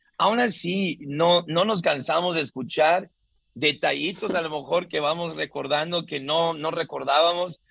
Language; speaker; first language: Spanish; native; Spanish